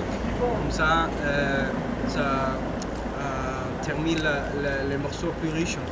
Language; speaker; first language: French; non-native, fluent; German